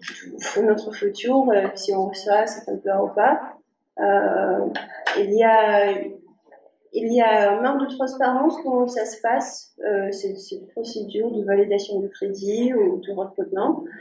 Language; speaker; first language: French; non-native, fluent; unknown